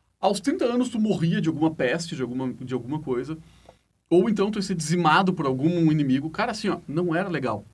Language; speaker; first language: Portuguese; native; Portuguese